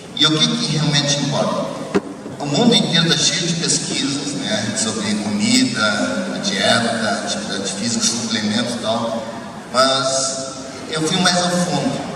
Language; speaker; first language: Portuguese; early bilingual, other home language; Japanese